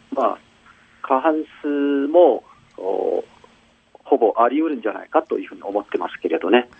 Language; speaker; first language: Japanese; non-native, fluent; Korean